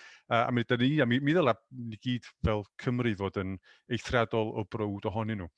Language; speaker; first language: Welsh; native; Welsh